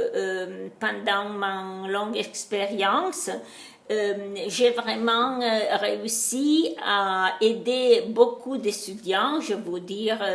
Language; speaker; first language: French; non-native, learner; Italian